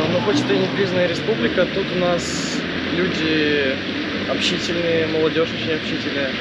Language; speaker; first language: Russian; native; Russian